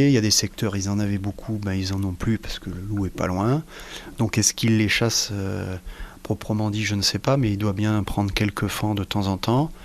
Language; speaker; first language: French; native; French